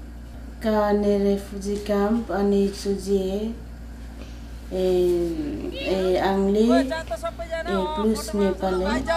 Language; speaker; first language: French; non-native, learner; Nepali